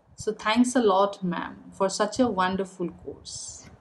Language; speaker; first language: English; non-native, local second language; Bangla